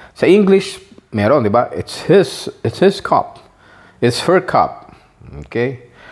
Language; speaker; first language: English; non-native, local second language; Filipino